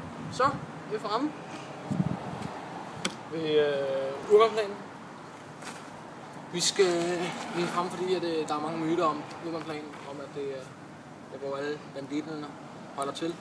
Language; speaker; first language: Danish; native; Danish